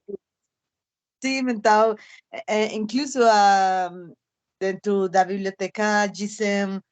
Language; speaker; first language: Portuguese; non-native, fluent; Spanish